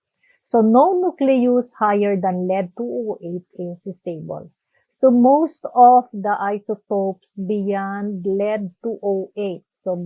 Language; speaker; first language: English; non-native, local second language; Filipino